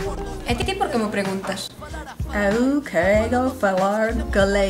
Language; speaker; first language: Galician; non-native, local second language; Spanish